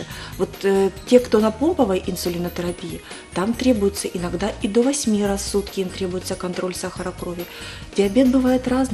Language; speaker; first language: Russian; native; Russian